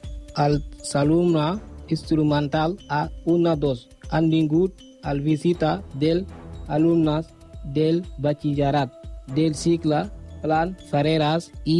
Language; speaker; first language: Catalan; non-native, learner; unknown